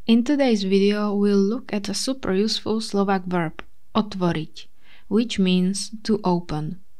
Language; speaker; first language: English; non-native, fluent; Slovak